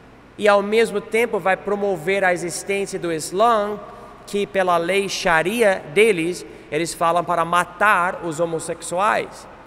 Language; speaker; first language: Portuguese; non-native, fluent; English